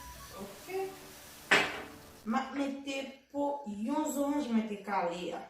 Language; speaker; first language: French; non-native, learner; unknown